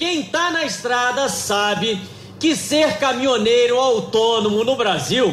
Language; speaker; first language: Portuguese; native; Portuguese